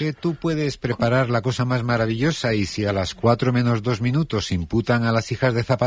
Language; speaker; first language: Spanish; native; Spanish